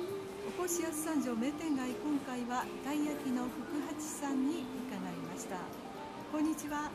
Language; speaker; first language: Japanese; native; Japanese